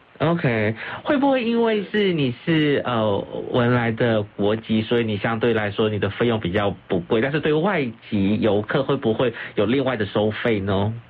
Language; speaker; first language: Chinese; native; Chinese